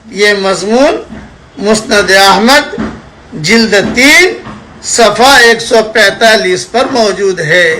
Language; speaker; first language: Urdu; native; Urdu